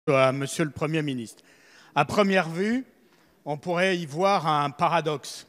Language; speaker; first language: French; native; French